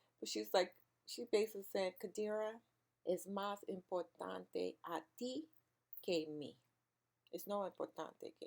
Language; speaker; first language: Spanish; non-native, learner; English